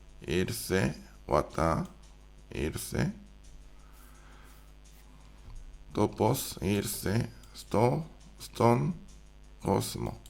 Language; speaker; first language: Greek; non-native, learner; Korean